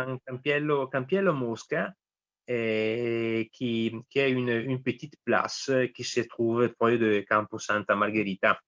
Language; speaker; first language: French; non-native, fluent; Italian